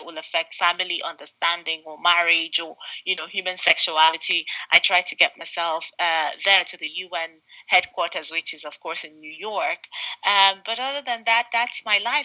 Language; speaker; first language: English; non-native, local second language; Igbo